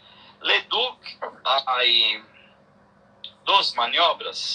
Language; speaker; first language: Spanish; non-native, learner; Portuguese